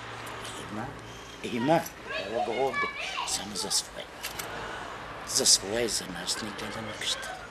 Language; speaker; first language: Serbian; non-native, local second language; Romany